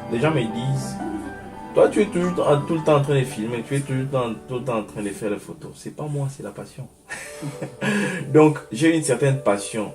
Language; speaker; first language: French; non-native, local second language; Lingala